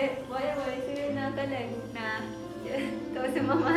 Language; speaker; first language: Chinese; non-native, learner; Lao